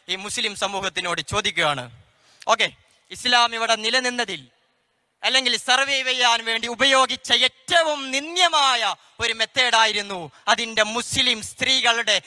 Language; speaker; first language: Malayalam; native; Malayalam